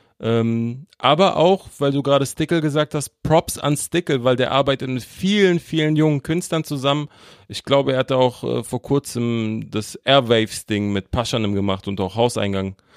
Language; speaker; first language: German; native; German